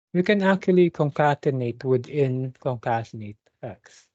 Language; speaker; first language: English; non-native, local second language; Filipino